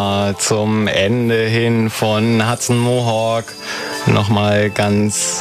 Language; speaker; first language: German; native; German